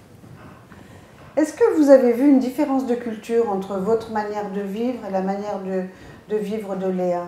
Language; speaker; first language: French; native; French